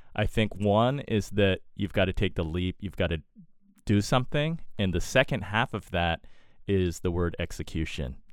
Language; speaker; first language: English; native; English